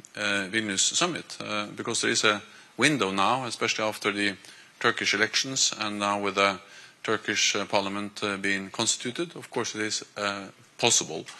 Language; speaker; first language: English; non-native, fluent; Norwegian